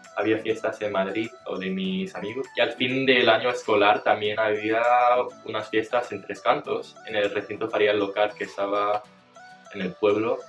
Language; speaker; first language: Spanish; non-native, fluent; English